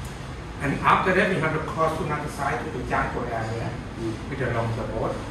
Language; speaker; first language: English; non-native, learner; Thai